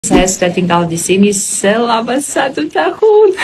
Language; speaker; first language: Indonesian; non-native, fluent; Polish